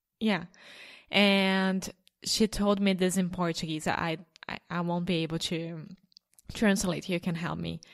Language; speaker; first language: English; non-native, fluent; Portuguese